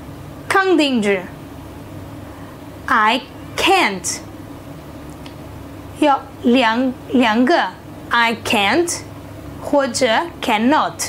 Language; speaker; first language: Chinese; non-native, learner; Portuguese